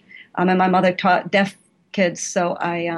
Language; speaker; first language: English; native; English